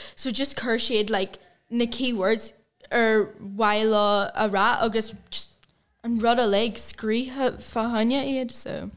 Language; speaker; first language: Irish; non-native, local second language; Portuguese